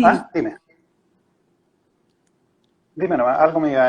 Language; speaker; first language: Spanish; native; Spanish